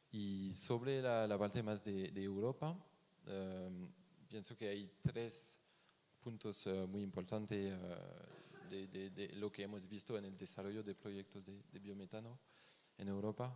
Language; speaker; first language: Spanish; non-native, fluent; French